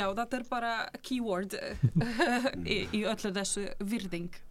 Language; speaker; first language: Icelandic; non-native, fluent; Polish